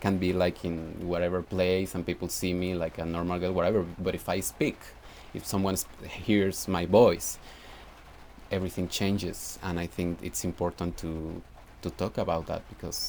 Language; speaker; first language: English; non-native, fluent; Spanish